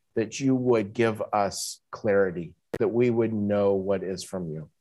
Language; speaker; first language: English; native; English